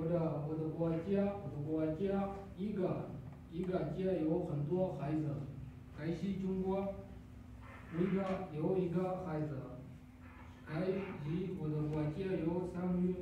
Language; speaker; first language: Chinese; non-native, learner; Arabic